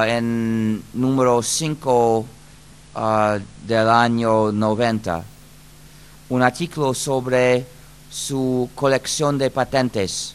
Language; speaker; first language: Spanish; non-native, fluent; English